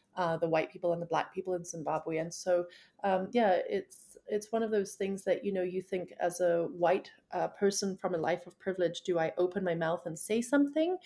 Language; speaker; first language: English; native; English